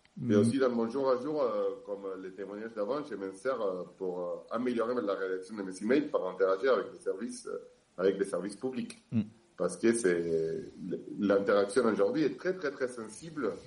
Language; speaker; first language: French; non-native, fluent; Spanish